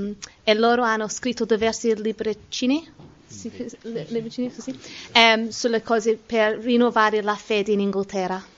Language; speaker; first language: Italian; non-native, learner; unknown